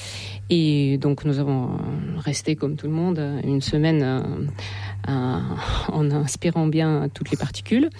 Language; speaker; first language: French; non-native, fluent; Russian